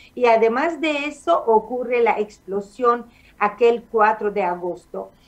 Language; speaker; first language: Spanish; non-native, fluent; Arabic